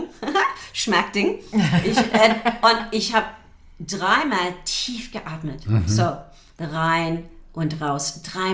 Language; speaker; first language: German; non-native, fluent; English